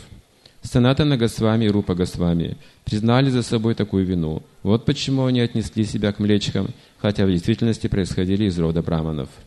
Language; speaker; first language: Russian; native; Russian